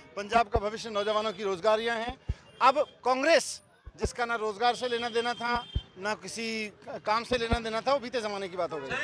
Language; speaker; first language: Hindi; native; Hindi